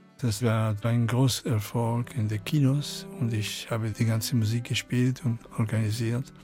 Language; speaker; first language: German; non-native, fluent; Catalan